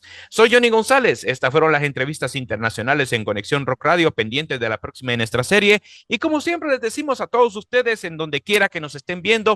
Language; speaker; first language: Spanish; native; Spanish